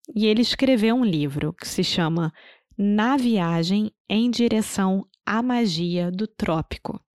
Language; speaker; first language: Portuguese; native; Portuguese